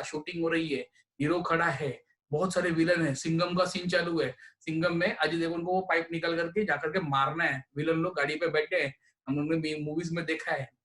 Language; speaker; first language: Hindi; non-native, local second language; Marathi